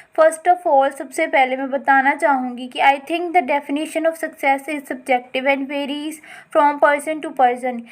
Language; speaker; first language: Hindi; non-native, local second language; Punjabi